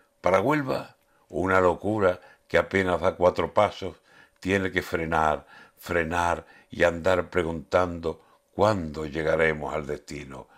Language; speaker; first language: Spanish; native; Spanish